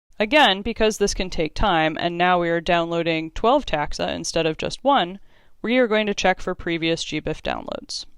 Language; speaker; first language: English; native; English